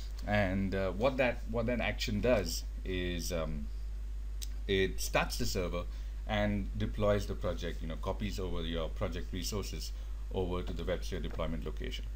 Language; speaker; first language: English; native; English